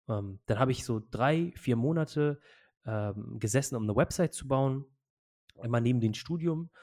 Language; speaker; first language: German; early bilingual, other home language; Arabic